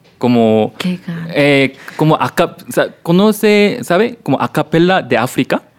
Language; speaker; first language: Spanish; non-native, learner; Korean